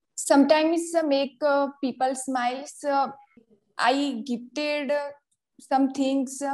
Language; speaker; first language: English; non-native, local second language; Gujarati